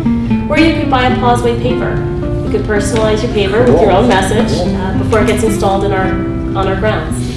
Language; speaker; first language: English; native; English